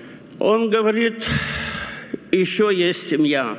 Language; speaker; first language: Russian; non-native, local second language; Romanian